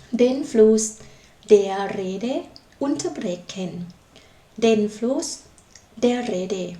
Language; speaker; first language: German; non-native, learner; Thai